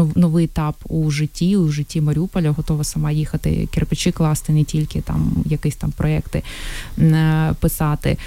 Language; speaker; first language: Ukrainian; non-native, local second language; Russian